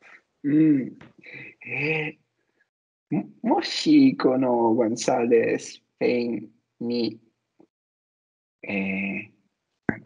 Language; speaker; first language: Japanese; non-native, learner; Italian